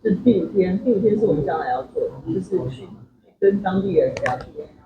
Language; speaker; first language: Chinese; native; Chinese